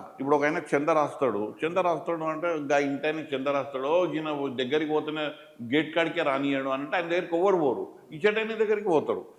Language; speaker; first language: Telugu; native; Telugu